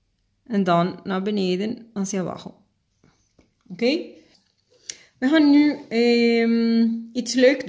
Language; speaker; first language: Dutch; non-native, fluent; Spanish